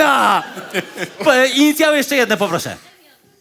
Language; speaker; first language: Polish; native; Polish